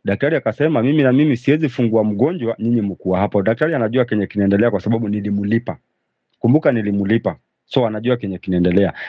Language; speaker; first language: Swahili; native; Swahili